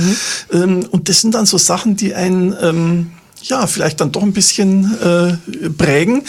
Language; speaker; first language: German; native; German